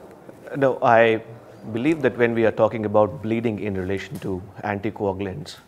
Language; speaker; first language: English; non-native, local second language; Hindi